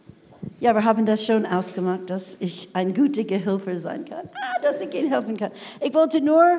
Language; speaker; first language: German; non-native, fluent; English